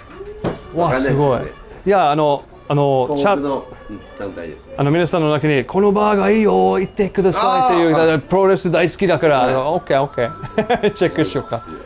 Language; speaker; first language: Japanese; non-native, learner; English